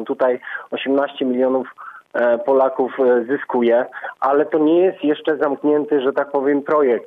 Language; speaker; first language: Polish; native; Polish